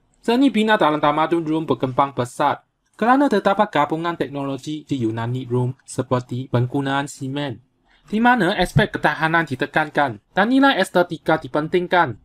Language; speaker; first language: Malay; non-native, local second language; Chinese